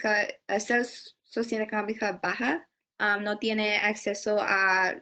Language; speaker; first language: Spanish; non-native, learner; English